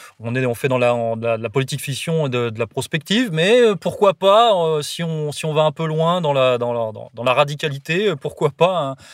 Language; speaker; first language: French; native; French